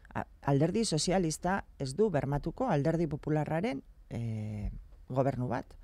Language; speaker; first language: Basque; non-native, local second language; Spanish